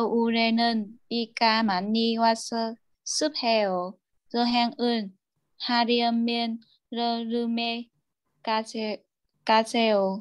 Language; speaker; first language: Korean; non-native, learner; Vietnamese